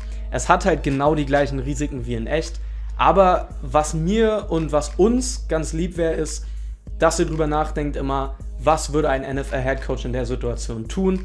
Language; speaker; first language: German; native; German